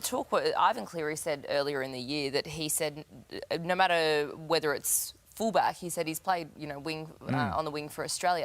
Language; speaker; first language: English; native; English